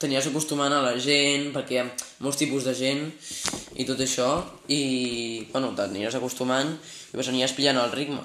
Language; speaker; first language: Catalan; non-native, local second language; Spanish